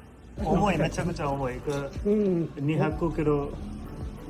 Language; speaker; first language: Japanese; non-native, learner; Hindi